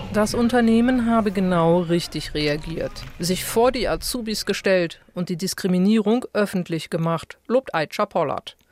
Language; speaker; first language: German; native; German